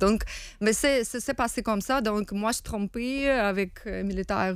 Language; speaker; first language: French; non-native, learner; Ukrainian